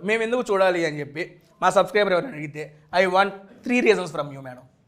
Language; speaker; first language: Telugu; native; Telugu